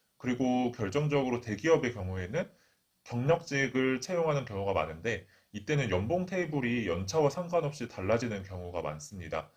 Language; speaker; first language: Korean; native; Korean